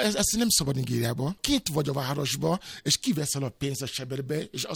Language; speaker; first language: Hungarian; non-native, fluent; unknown